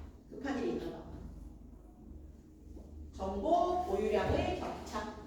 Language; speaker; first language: Korean; native; Korean